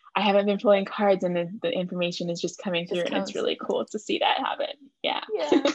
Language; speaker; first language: English; native; English